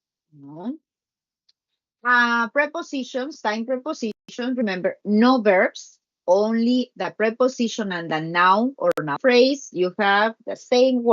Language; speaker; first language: English; non-native, learner; Spanish